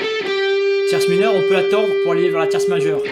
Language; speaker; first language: French; native; French